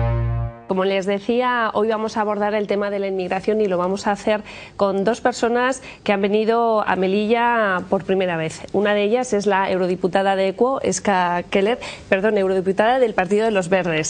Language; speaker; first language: Spanish; native; Spanish